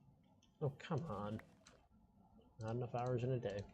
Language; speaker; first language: English; native; English